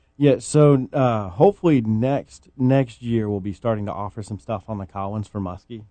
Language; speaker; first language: English; native; English